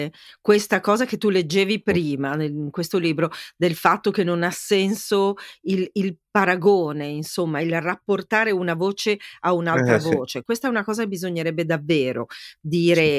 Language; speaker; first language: Italian; native; Italian